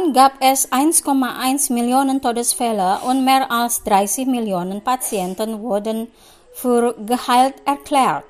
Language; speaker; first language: German; non-native, fluent; Indonesian